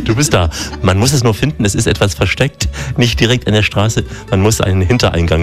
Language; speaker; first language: German; native; German